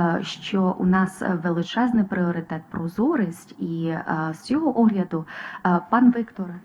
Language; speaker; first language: Ukrainian; non-native, fluent; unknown